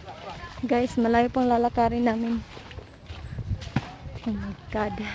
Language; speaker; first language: Filipino; non-native, local second language; Cebuano